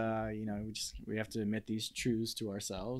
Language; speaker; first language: English; native; English